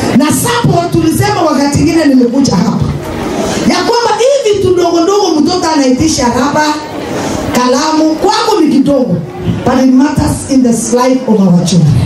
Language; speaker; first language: Swahili; non-native, local second language; Kalenjin